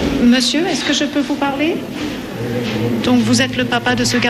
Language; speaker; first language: French; native; French